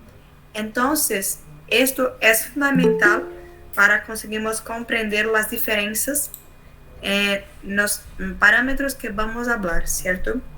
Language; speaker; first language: Spanish; non-native, learner; Portuguese